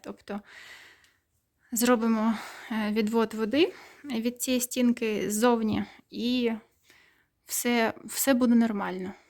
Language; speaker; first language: Ukrainian; native; Ukrainian